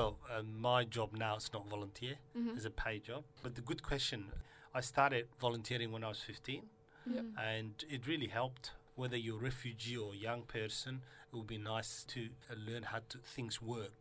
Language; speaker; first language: English; non-native, fluent; Somali